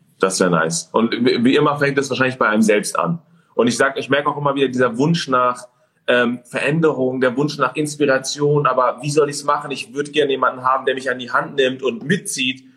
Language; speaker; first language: German; early bilingual, other home language; Persian